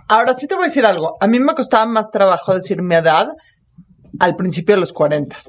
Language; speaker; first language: Spanish; native; Spanish